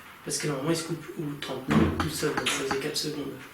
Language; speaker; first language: French; native; French